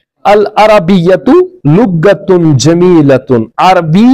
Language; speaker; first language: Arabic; non-native, fluent; Kashmiri